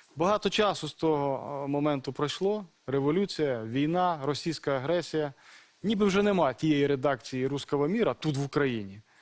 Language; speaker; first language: Ukrainian; native; Ukrainian